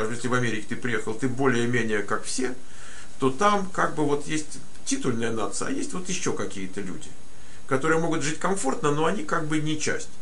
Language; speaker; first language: Russian; native; Russian